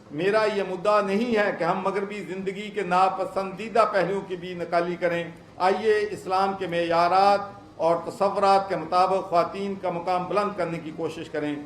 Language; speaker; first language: Urdu; non-native, local second language; Punjabi